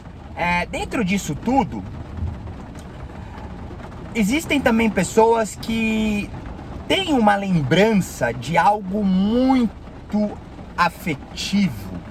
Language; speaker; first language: Portuguese; native; Portuguese